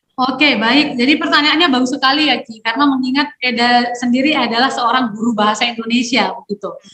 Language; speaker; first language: Indonesian; native; Indonesian